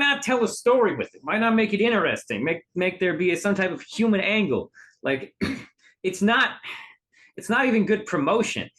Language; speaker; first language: English; native; English